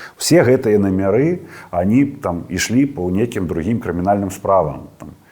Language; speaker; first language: Belarusian; non-native, local second language; Russian